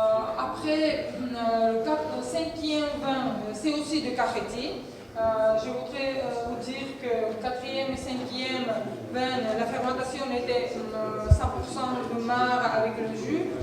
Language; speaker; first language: French; non-native, fluent; Georgian